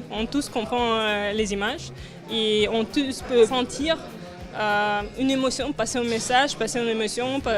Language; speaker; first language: French; non-native, learner; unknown